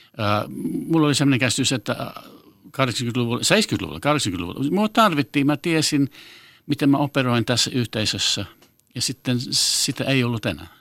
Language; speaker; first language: Finnish; non-native, fluent; English